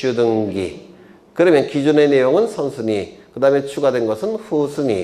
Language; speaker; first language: Korean; native; Korean